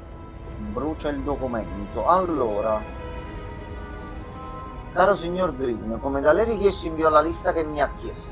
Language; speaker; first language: Italian; native; Italian